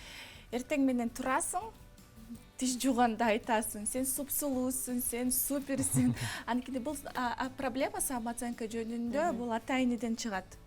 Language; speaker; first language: Kyrgyz; non-native, local second language; Russian